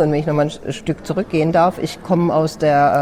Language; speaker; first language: German; native; German